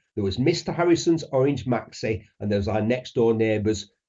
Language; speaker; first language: English; native; English